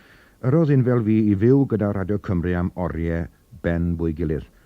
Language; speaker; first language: Welsh; native; Welsh